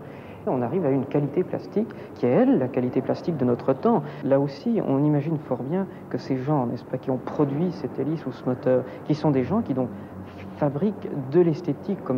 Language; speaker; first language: French; native; French